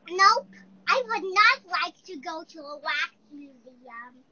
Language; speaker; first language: English; non-native, learner; Chinese